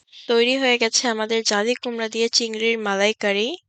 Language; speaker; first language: Bangla; early bilingual, heritage; Bangla